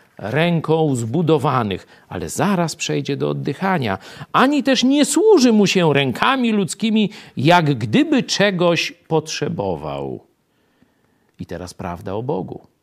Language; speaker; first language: Polish; native; Polish